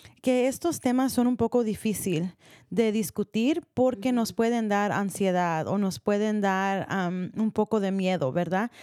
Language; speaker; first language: Spanish; early bilingual, heritage; Spanish